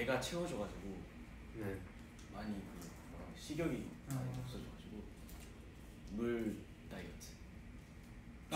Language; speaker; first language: Korean; non-native, learner; Japanese